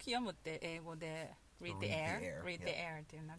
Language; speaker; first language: Japanese; native; Japanese